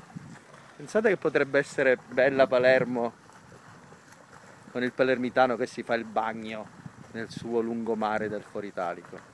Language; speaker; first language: Italian; native; Italian